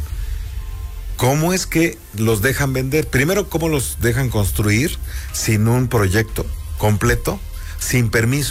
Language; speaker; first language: Spanish; native; Spanish